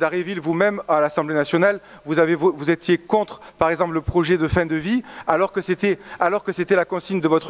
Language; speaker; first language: French; native; French